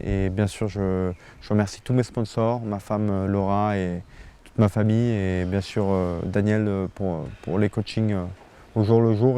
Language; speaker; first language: French; native; French